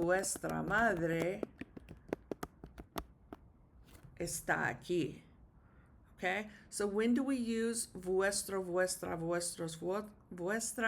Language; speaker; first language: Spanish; non-native, fluent; English